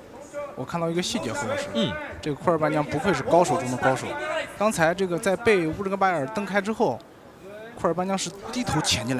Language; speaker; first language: Chinese; native; Chinese